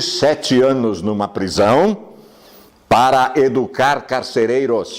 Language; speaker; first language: Portuguese; native; Portuguese